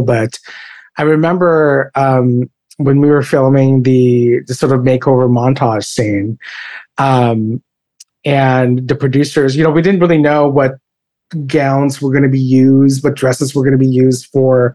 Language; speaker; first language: English; non-native, local second language; Filipino